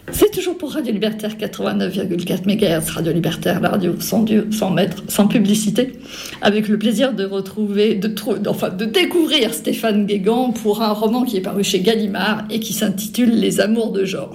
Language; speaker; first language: French; native; French